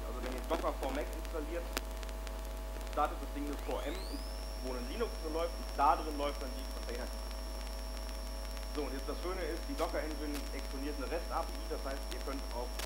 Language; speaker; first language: German; native; German